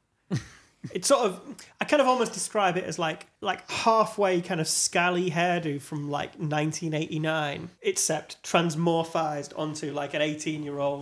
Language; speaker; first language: English; native; English